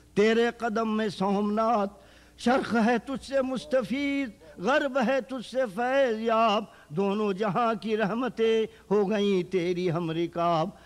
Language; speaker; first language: Urdu; native; Urdu